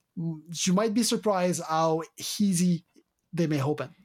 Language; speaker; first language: English; non-native, fluent; French